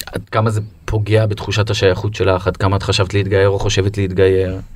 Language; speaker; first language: Hebrew; native; Hebrew